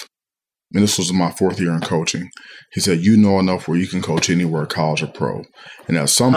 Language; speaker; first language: English; native; English